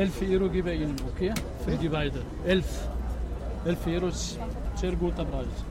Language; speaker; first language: German; non-native, learner; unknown